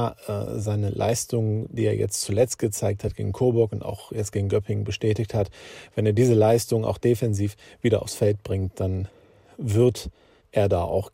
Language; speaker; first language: German; native; German